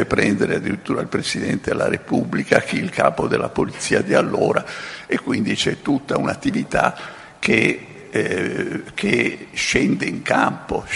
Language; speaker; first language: Italian; native; Italian